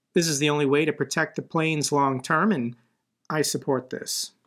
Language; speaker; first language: English; native; English